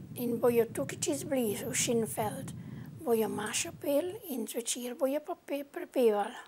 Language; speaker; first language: Slovenian; early bilingual, heritage; Slovenian